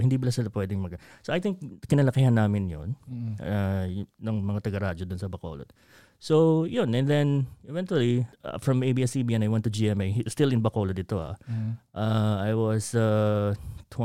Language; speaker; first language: English; non-native, local second language; Hiligaynon